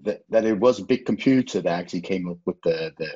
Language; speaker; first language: English; non-native, fluent; Faroese